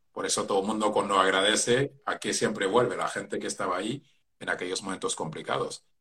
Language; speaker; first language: Spanish; non-native, fluent; Wolof